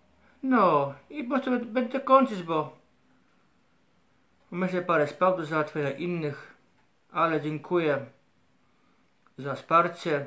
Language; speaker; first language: Polish; native; Polish